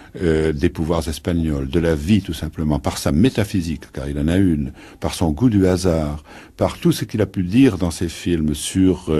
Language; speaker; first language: French; native; French